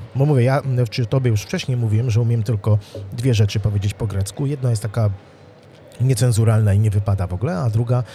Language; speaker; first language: Polish; native; Polish